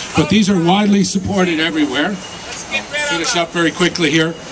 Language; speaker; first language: English; native; English